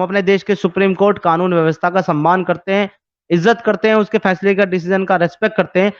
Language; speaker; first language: Urdu; native; Urdu